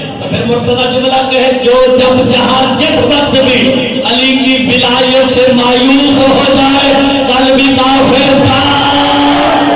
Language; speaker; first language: Urdu; non-native, local second language; Punjabi